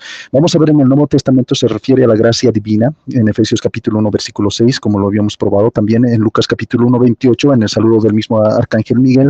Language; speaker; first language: Spanish; native; Spanish